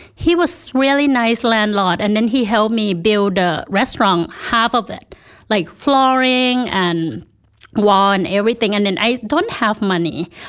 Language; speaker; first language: English; non-native, fluent; Thai